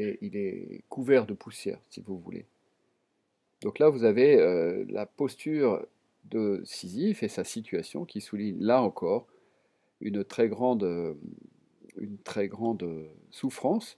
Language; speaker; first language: French; native; French